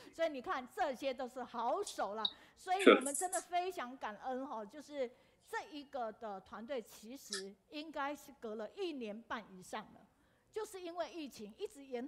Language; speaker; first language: Chinese; native; Chinese